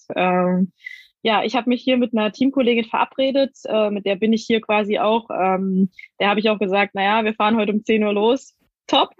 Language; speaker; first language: German; native; German